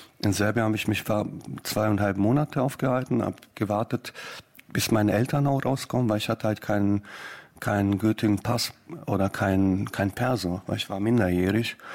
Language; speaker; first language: German; non-native, fluent; Bosnian